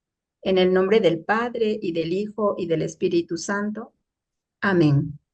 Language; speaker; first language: Spanish; native; Spanish